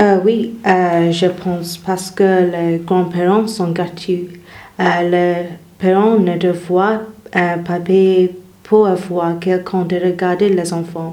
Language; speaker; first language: French; non-native, learner; English